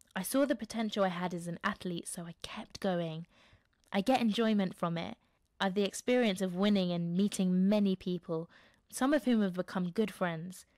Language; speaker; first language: English; native; English